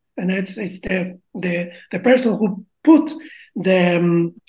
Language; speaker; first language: English; non-native, learner; Spanish